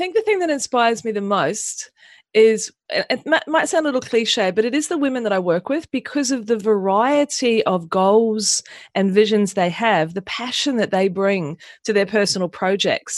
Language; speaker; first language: English; native; English